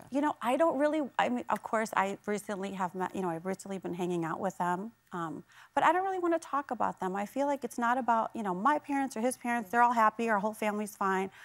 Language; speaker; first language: English; native; English